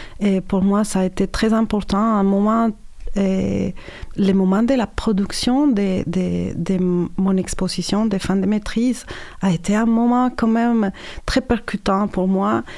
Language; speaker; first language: French; non-native, fluent; Spanish